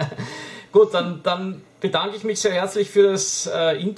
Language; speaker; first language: German; native; German